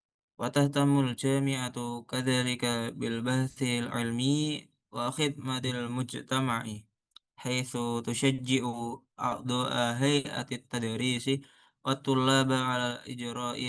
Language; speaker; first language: Arabic; non-native, learner; Indonesian